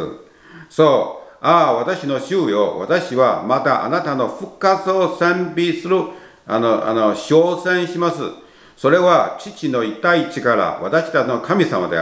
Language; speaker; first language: Japanese; non-native, learner; Chinese